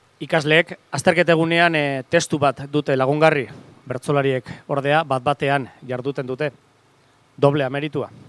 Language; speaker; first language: Basque; native; Basque